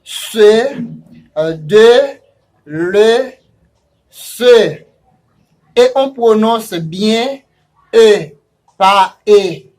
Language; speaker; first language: French; non-native, fluent; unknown